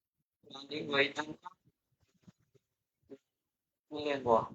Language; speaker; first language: Italian; non-native, learner; Bangla